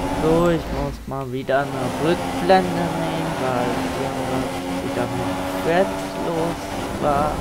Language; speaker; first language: German; native; German